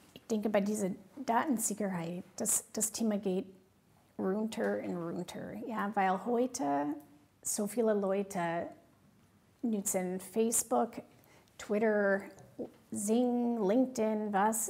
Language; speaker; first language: German; non-native, fluent; English